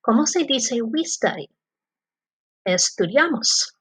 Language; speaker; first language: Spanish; non-native, fluent; English